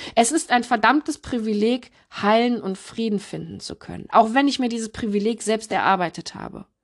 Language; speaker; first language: German; early bilingual, other home language; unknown